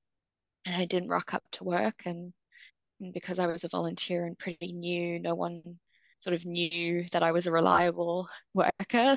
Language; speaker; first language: English; native; English